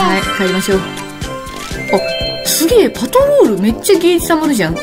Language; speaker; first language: Japanese; native; Japanese